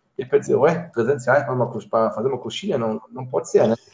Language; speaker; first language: Portuguese; non-native, fluent; German